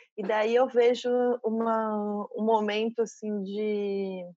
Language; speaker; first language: Portuguese; native; Portuguese